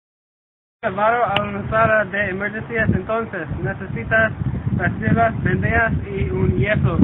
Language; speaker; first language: Spanish; non-native, learner; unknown